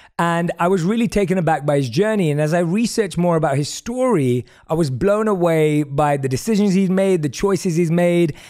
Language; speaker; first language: English; native; English